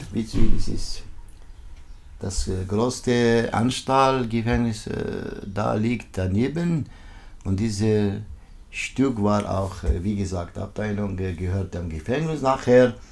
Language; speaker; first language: German; non-native, learner; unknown